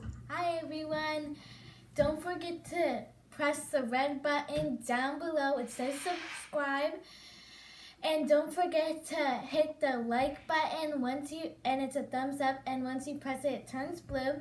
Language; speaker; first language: English; native; English